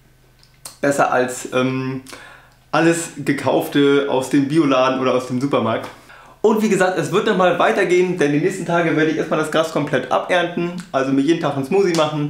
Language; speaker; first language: German; native; German